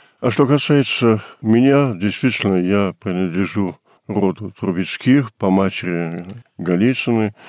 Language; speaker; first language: Russian; early bilingual, heritage; Russian